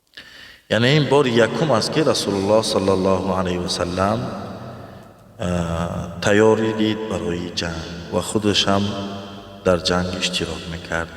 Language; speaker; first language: Persian; native; Persian